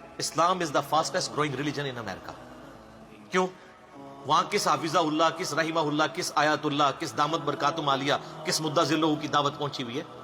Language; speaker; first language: Urdu; native; Urdu